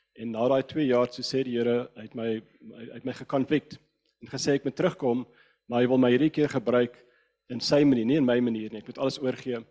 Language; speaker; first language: Afrikaans; non-native, local second language; English